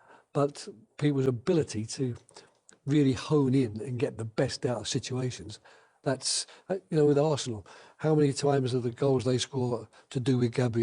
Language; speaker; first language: English; native; English